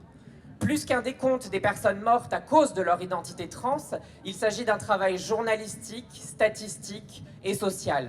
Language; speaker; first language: French; native; French